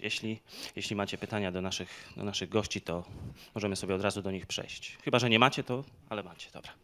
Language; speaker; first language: Polish; native; Polish